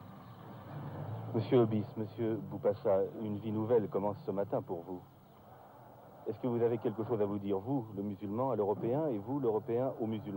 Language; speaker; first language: French; native; French